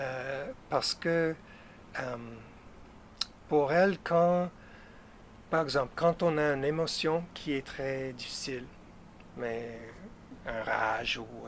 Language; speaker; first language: French; non-native, fluent; English